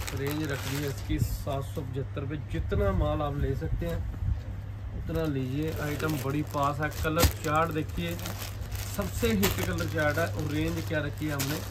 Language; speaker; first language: Hindi; non-native, local second language; Punjabi